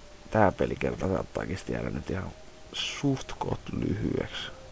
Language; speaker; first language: Finnish; native; Finnish